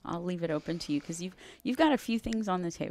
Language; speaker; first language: English; native; English